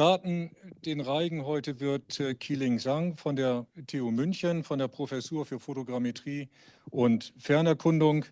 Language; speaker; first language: German; native; German